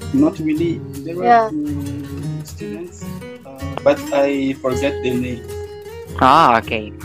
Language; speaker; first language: English; non-native, fluent; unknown